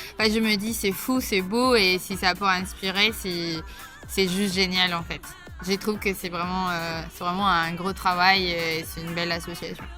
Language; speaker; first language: French; non-native, fluent; Spanish